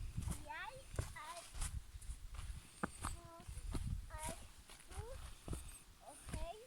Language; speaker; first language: Norwegian; early bilingual, other home language; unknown